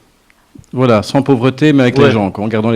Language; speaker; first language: French; native; French